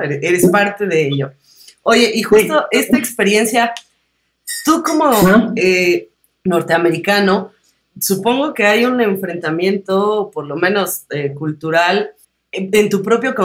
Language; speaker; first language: Spanish; native; Spanish